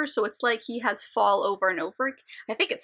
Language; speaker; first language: English; native; English